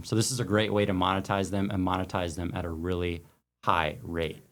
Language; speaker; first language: English; native; English